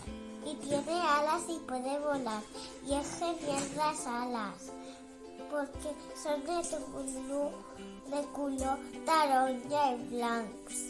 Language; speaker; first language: Spanish; non-native, local second language; Catalan